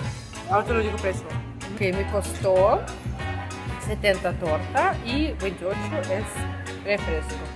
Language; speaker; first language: Spanish; non-native, fluent; Russian